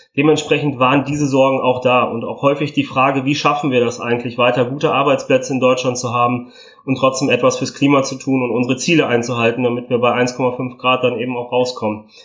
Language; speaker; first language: German; early bilingual, other home language; Italian